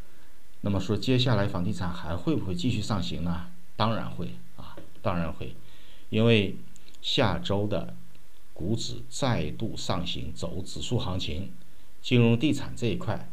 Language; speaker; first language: Chinese; native; Chinese